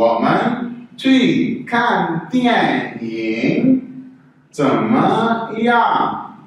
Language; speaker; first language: Chinese; non-native, fluent; Urdu